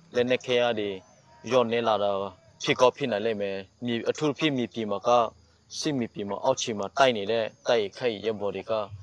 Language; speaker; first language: Burmese; non-native, local second language; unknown